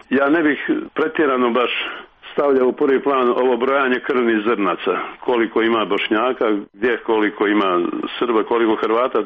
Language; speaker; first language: Serbian; native; Serbian